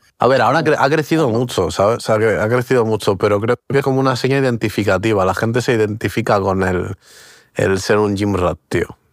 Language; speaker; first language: Spanish; early bilingual, other home language; Portuguese